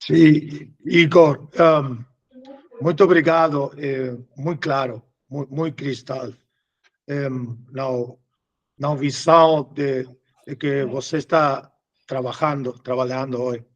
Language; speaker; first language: Portuguese; non-native, learner; Spanish